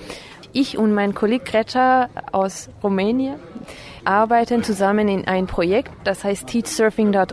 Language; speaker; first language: German; non-native, fluent; Armenian